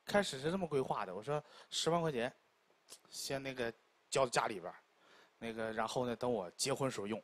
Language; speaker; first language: Chinese; native; Chinese